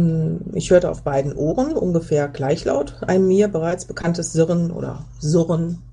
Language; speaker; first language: German; native; German